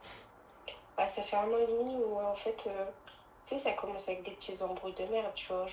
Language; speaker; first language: French; native; French